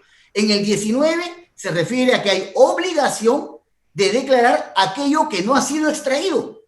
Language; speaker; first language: Spanish; native; Spanish